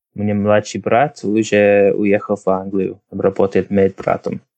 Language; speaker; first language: Russian; non-native, fluent; English